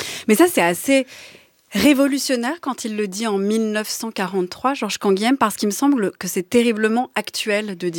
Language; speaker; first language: French; native; French